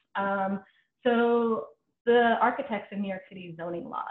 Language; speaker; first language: English; native; English